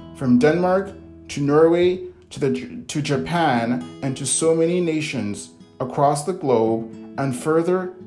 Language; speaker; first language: English; early bilingual, other home language; Portuguese